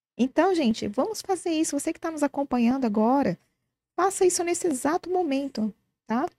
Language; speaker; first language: Portuguese; native; Portuguese